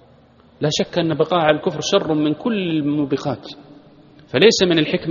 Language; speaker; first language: Arabic; native; Arabic